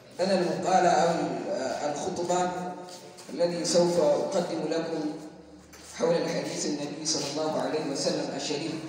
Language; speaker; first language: Arabic; non-native, learner; Hausa